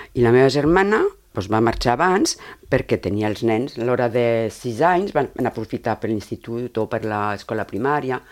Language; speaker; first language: Catalan; early bilingual, heritage; Catalan